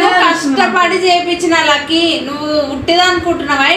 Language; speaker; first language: Telugu; native; Telugu